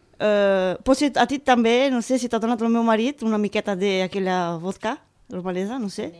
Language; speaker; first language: Catalan; non-native, fluent; Romanian